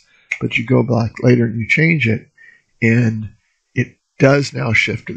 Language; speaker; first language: English; native; English